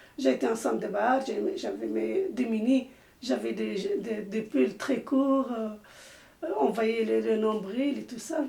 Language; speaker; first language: French; non-native, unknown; Arabic